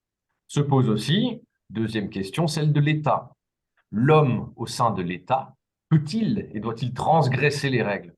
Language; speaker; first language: French; native; French